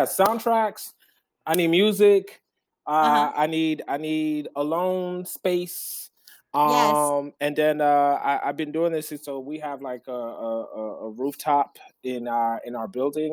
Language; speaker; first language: English; early bilingual, other home language; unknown